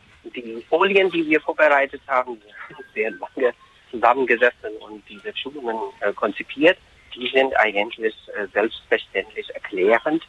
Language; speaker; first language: German; non-native, fluent; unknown